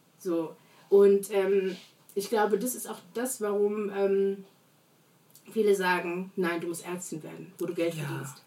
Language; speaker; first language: German; early bilingual, other home language; Portuguese